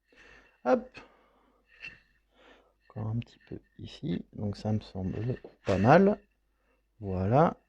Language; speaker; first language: French; native; French